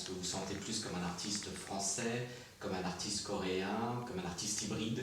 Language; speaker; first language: French; native; French